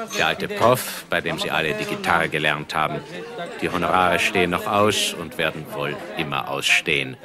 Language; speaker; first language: German; native; German